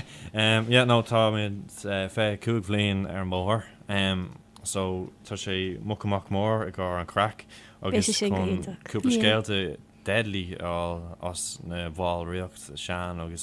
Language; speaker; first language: Irish; non-native, local second language; English